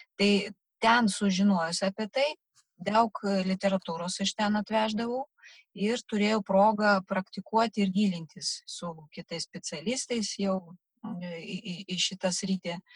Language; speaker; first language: Lithuanian; non-native, local second language; Russian